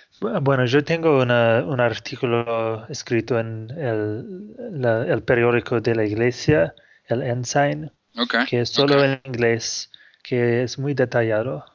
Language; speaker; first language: Spanish; non-native, fluent; English